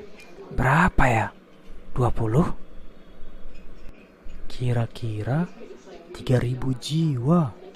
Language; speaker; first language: Indonesian; native; Indonesian